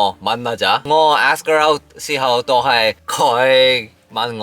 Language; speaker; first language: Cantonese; non-native, learner; Korean